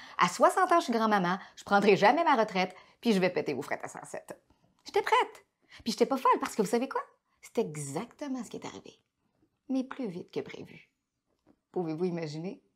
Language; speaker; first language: French; native; French